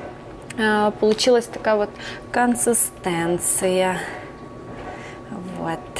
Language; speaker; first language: Russian; native; Russian